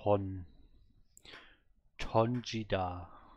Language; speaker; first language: Korean; non-native, learner; German